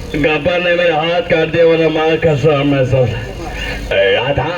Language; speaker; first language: Hindi; non-native, local second language; Marathi